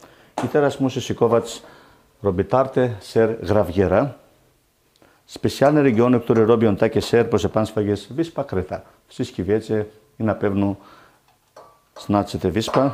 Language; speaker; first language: Polish; non-native, learner; Greek